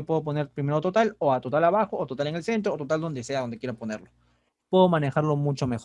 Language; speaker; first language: Spanish; native; Spanish